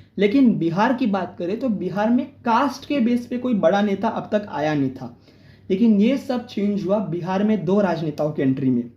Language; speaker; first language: Hindi; non-native, local second language; Marathi